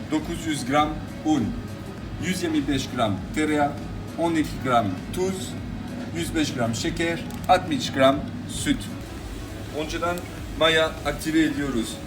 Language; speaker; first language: Turkish; non-native, learner; French